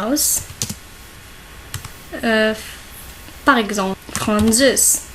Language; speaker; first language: French; non-native, local second language; Arabic